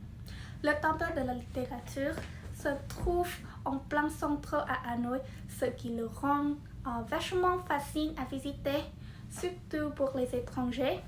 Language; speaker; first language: French; non-native, fluent; Vietnamese